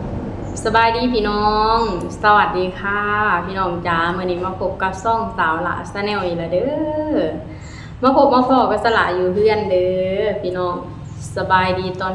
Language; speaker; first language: Thai; non-native, local second language; Lao